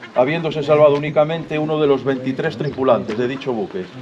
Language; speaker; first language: Spanish; non-native, local second language; Galician